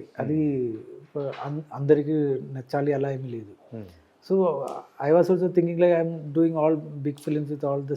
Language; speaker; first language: Telugu; non-native, learner; Malayalam